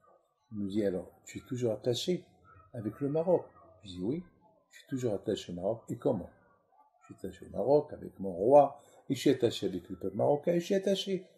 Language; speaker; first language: French; non-native, local second language; Arabic